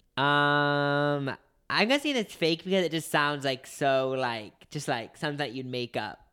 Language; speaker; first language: English; native; English